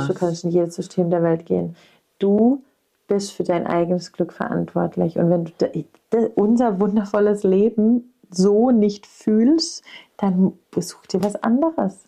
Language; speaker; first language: German; native; German